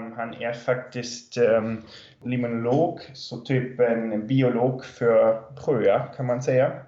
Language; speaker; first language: Swedish; non-native, fluent; German